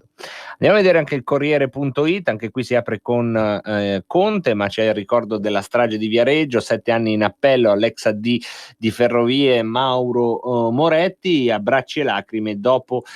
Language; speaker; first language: Italian; native; Italian